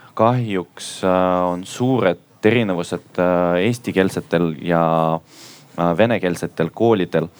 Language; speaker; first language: Estonian; non-native, local second language; Russian